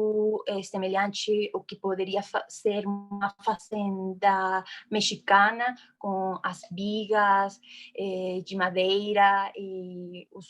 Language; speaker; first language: Portuguese; non-native, fluent; Spanish